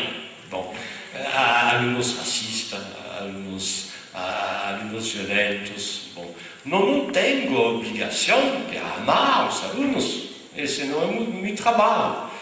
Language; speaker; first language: Spanish; non-native, fluent; French